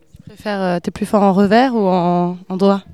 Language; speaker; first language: French; native; French